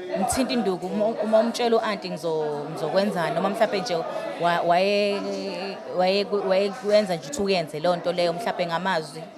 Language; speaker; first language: Zulu; native; Zulu